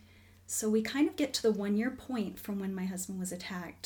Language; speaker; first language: English; native; English